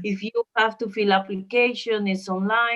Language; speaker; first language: English; non-native, learner; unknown